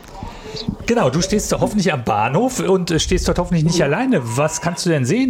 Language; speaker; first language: German; native; German